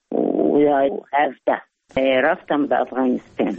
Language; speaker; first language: Persian; non-native, fluent; Arabic